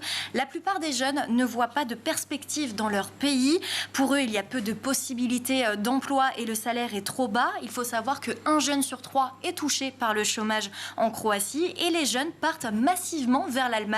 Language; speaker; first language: French; native; French